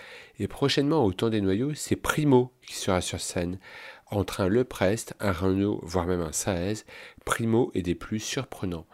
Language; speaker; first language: French; native; French